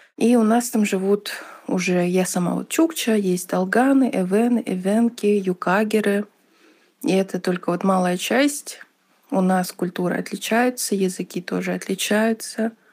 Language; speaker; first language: Russian; native; Russian